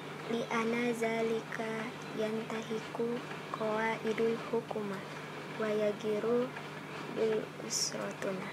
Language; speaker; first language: Arabic; non-native, learner; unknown